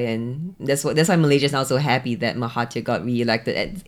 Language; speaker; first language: English; native; English